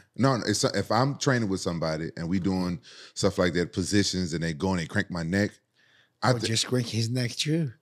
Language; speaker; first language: English; native; English